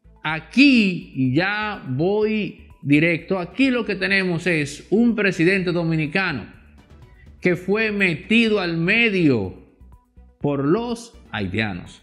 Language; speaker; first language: Spanish; native; Spanish